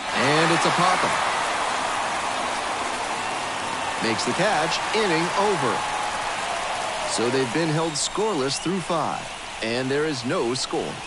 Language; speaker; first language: English; native; English